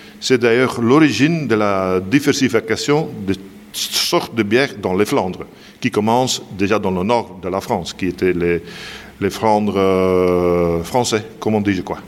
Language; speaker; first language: French; non-native, local second language; Dutch